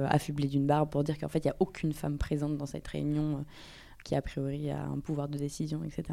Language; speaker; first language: French; native; French